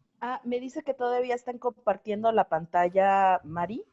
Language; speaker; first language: Spanish; native; Spanish